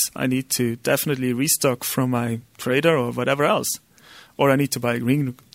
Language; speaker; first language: English; non-native, fluent; German